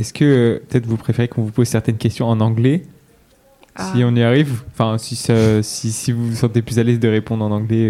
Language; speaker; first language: French; native; French